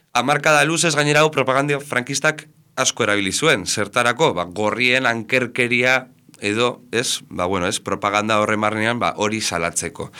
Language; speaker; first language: Basque; native; Basque